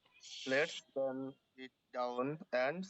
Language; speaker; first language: English; non-native, learner; Bangla